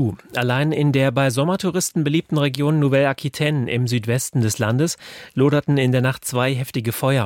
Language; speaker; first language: German; native; German